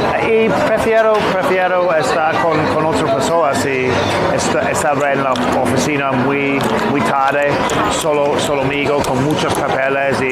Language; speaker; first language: Spanish; non-native, learner; English